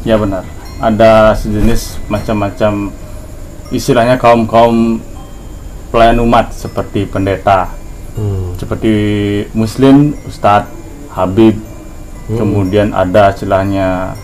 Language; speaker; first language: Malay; non-native, local second language; Balinese